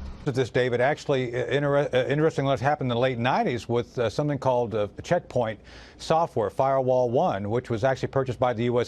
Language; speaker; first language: English; native; English